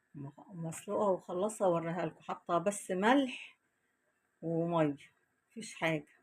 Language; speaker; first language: Arabic; native; Arabic